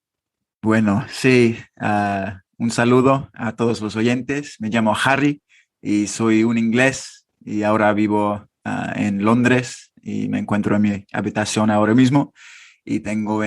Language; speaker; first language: Spanish; non-native, fluent; English